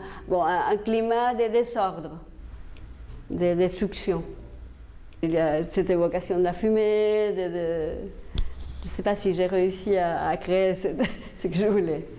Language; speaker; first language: French; non-native, fluent; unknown